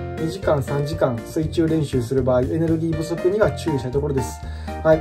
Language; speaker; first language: Japanese; native; Japanese